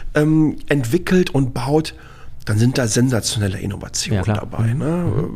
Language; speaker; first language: German; native; German